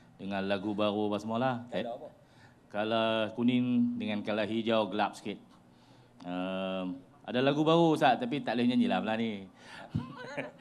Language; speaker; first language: Malay; native; Malay